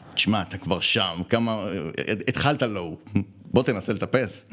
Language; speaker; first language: Hebrew; early bilingual, other home language; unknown